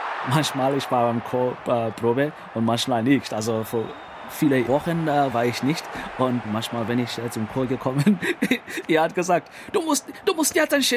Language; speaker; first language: German; non-native, learner; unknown